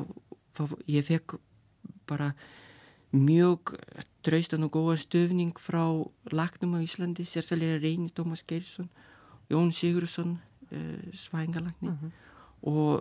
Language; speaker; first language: Icelandic; non-native, learner; Lithuanian